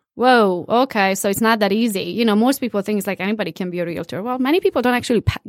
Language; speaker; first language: English; non-native, fluent; Hungarian